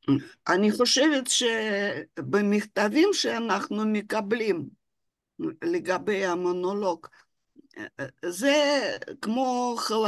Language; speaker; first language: Hebrew; non-native, fluent; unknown